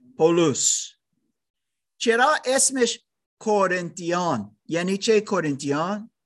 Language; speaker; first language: Persian; non-native, learner; German